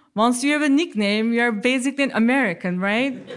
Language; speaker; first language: English; non-native, fluent; Turkish